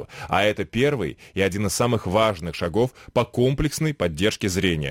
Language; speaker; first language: Russian; native; Russian